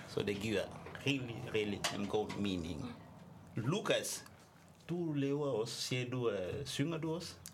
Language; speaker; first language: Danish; non-native, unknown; French